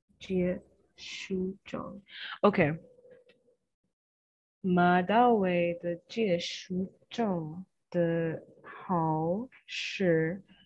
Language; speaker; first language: Chinese; non-native, learner; English